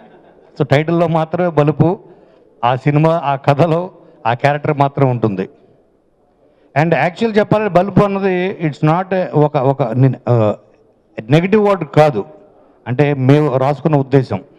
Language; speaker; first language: Telugu; native; Telugu